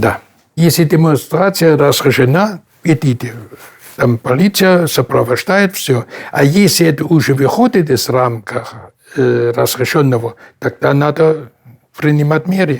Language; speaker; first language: Russian; non-native, fluent; German